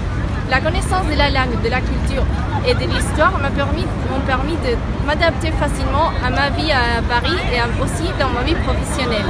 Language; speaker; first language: French; non-native, fluent; Spanish